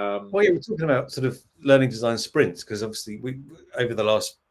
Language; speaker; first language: English; native; English